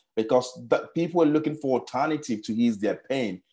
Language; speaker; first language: English; non-native, local second language; Yoruba